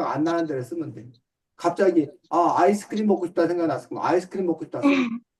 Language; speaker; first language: Korean; native; Korean